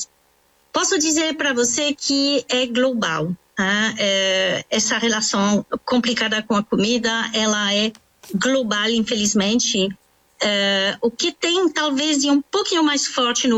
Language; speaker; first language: Portuguese; non-native, fluent; French